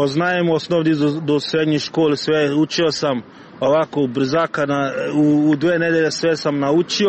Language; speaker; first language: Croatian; non-native, learner; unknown